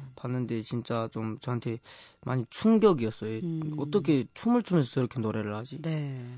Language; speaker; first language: Korean; early bilingual, heritage; Korean